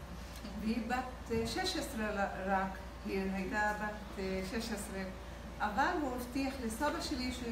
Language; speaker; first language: Hebrew; non-native, local second language; Arabic